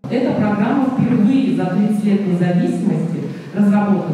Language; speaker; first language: Russian; non-native, local second language; Tajik